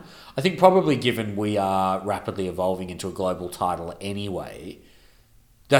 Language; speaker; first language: English; native; English